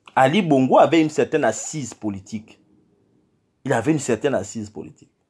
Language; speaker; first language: French; non-native, local second language; Fang